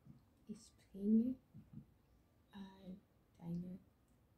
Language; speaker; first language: German; non-native, learner; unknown